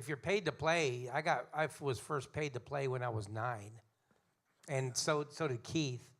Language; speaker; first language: English; native; English